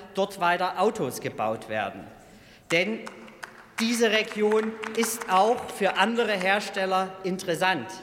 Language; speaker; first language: German; native; German